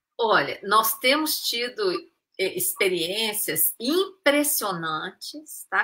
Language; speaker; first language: Portuguese; native; Portuguese